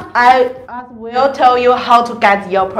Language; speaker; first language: English; non-native, learner; Chinese